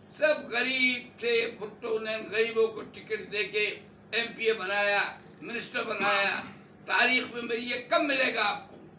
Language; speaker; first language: Urdu; native; Urdu